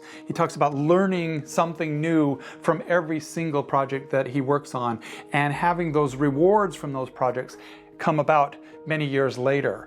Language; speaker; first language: English; native; English